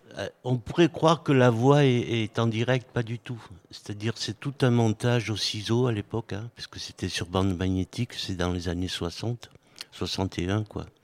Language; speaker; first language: French; native; French